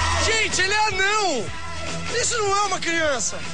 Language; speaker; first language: Portuguese; native; Portuguese